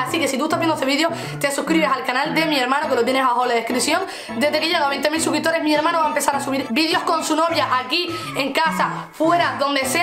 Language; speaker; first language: Spanish; native; Spanish